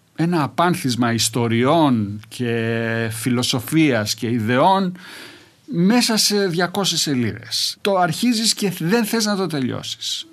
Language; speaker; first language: Greek; native; Greek